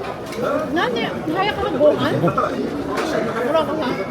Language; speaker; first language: Japanese; non-native, fluent; Filipino